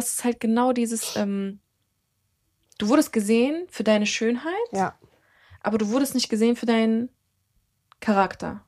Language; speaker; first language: German; early bilingual, other home language; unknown